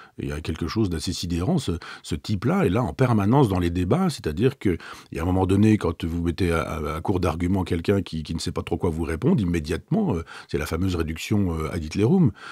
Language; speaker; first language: French; native; French